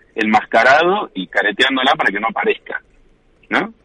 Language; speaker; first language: Spanish; native; Spanish